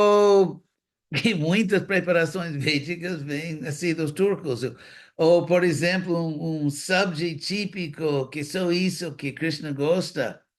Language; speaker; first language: Portuguese; non-native, fluent; English